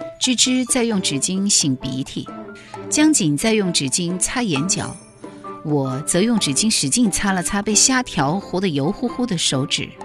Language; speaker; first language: Chinese; native; Chinese